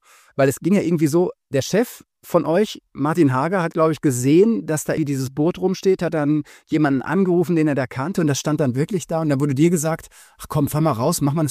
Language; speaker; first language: German; native; German